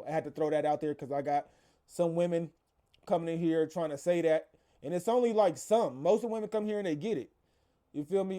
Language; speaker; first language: English; native; English